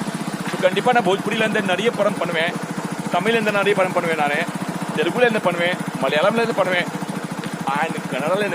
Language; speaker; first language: Tamil; non-native, local second language; Bhojpuri